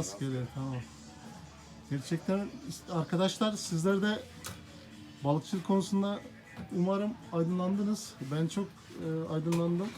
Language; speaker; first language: Turkish; native; Turkish